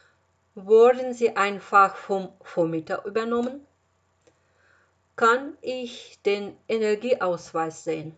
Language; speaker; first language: German; non-native, fluent; Russian